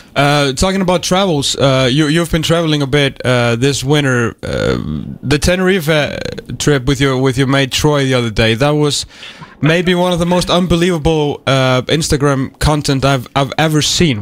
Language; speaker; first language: English; non-native, fluent; Icelandic